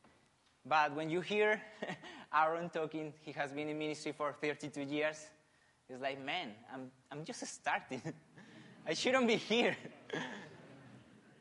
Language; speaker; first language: English; non-native, fluent; Spanish